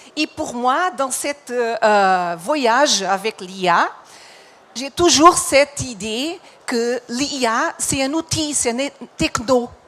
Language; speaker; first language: French; non-native, fluent; Portuguese